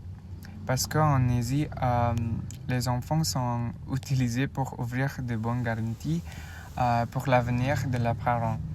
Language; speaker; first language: French; non-native, learner; Indonesian